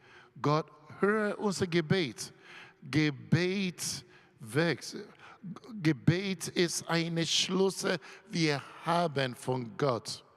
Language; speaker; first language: German; non-native, learner; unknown